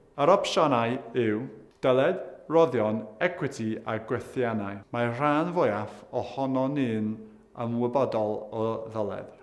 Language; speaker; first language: Welsh; non-native, local second language; English